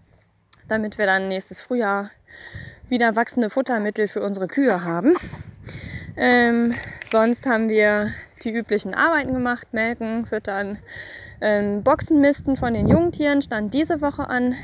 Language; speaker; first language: German; native; German